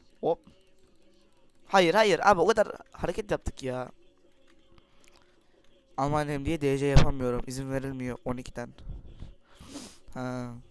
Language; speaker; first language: Turkish; native; Turkish